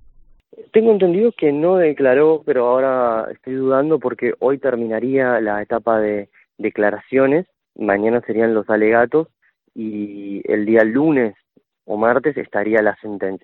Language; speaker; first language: Spanish; native; Spanish